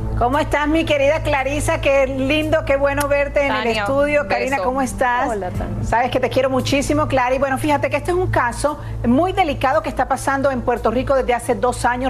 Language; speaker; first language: Spanish; native; Spanish